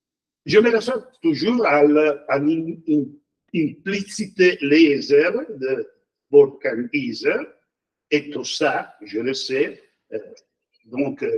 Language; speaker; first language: French; non-native, fluent; Italian